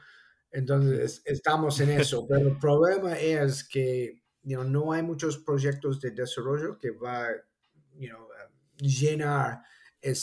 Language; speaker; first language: Spanish; non-native, fluent; English